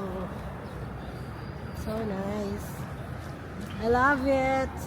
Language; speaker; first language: English; non-native, local second language; Filipino